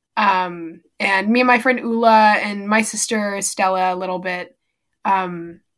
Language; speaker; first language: English; native; English